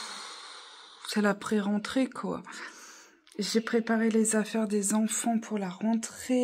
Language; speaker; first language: French; native; French